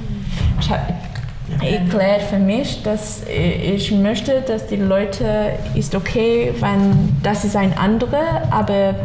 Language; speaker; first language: German; non-native, learner; English